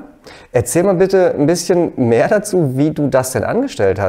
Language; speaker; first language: German; native; German